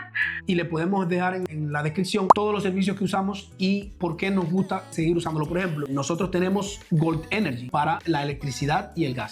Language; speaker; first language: Spanish; native; Spanish